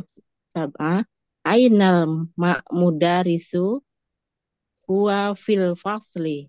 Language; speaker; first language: Arabic; non-native, learner; Indonesian